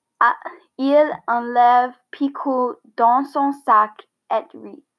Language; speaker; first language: French; non-native, learner; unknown